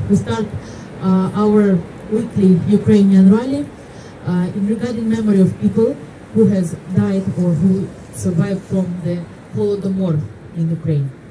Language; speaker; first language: English; non-native, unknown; Ukrainian